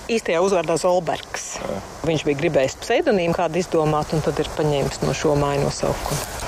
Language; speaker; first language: Latvian; native; Latvian